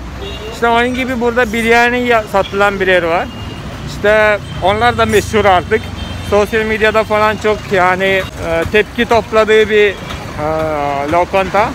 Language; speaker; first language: Turkish; non-native, fluent; Malayalam